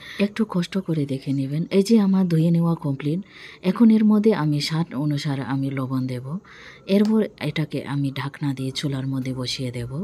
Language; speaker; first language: Bangla; non-native, local second language; Bodo